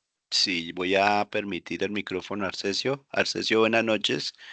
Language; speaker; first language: Spanish; native; Spanish